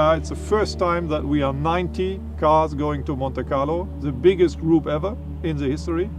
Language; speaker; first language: English; non-native, fluent; German